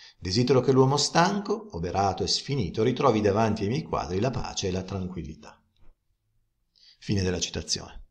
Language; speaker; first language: Italian; native; Italian